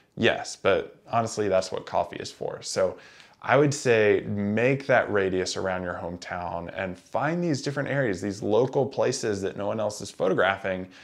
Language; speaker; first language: English; native; English